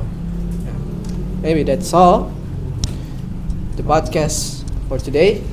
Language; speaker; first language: English; non-native, learner; Indonesian